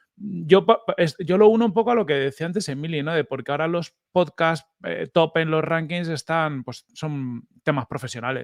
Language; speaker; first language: Spanish; native; Spanish